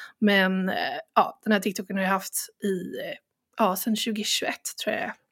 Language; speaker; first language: Swedish; native; Swedish